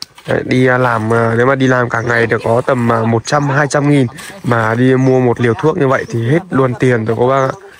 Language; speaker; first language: Vietnamese; native; Vietnamese